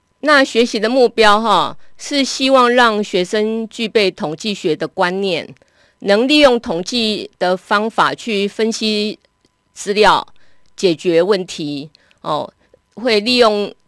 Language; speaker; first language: Chinese; native; Chinese